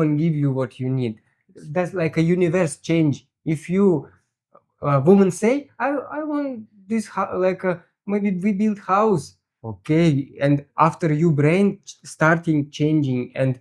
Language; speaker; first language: English; non-native, learner; Russian